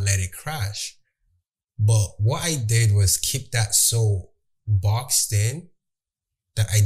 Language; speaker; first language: English; non-native, local second language; Yoruba